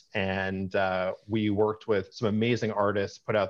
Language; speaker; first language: English; native; English